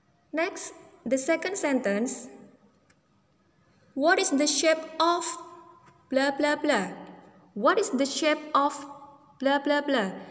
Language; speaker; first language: English; non-native, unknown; Indonesian